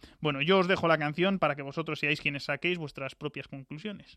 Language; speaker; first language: Spanish; native; Spanish